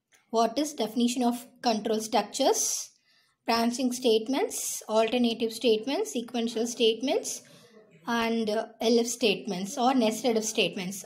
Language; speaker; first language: English; non-native, local second language; Tamil